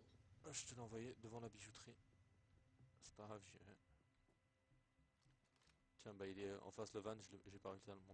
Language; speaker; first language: French; native; French